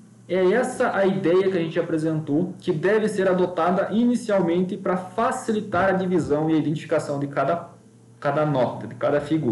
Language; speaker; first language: Portuguese; native; Portuguese